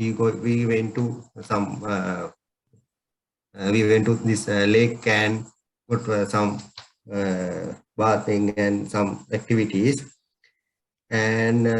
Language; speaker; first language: English; non-native, learner; Sinhala